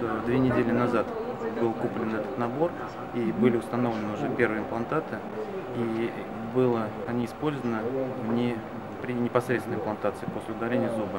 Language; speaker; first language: Russian; native; Russian